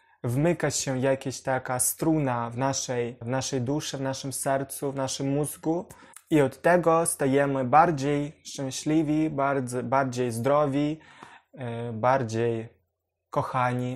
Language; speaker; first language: Polish; non-native, learner; Ukrainian